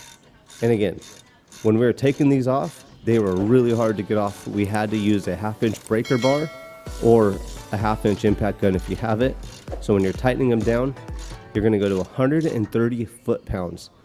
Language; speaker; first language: English; native; English